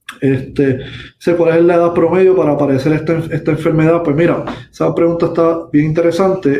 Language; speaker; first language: Spanish; native; Spanish